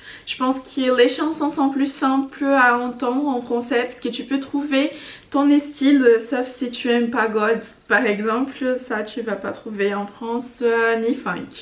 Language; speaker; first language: French; non-native, fluent; Portuguese